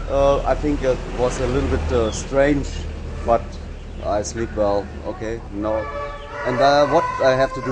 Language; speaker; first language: English; non-native, learner; German